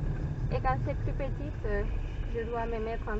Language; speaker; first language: French; non-native, fluent; Spanish